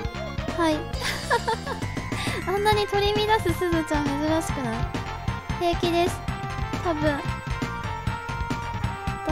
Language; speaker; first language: Japanese; native; Japanese